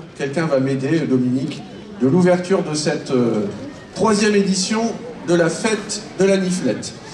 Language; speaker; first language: French; native; French